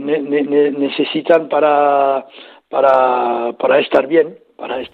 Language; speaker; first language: Spanish; non-native, learner; French